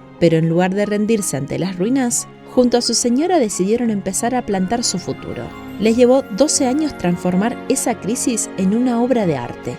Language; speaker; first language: Spanish; native; Spanish